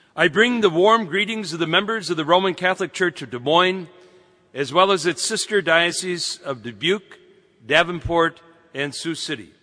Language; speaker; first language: English; native; English